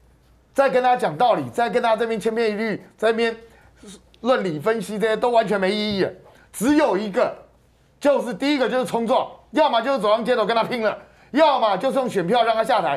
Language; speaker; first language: Chinese; native; Chinese